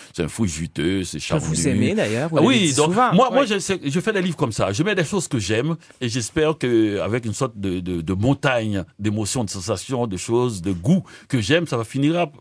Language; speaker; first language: French; native; French